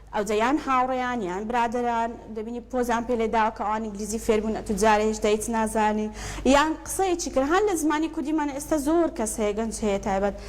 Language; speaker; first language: Central Kurdish; early bilingual, heritage; Central Kurdish